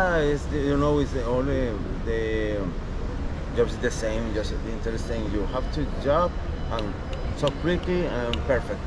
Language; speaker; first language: English; non-native, learner; Spanish